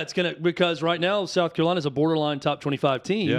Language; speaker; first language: English; native; English